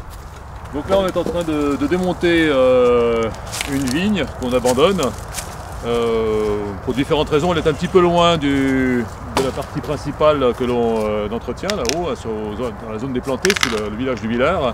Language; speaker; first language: French; native; French